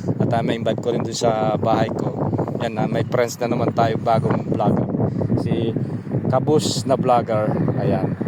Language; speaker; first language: Filipino; non-native, local second language; Pampanga